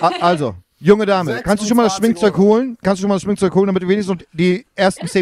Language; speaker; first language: German; native; German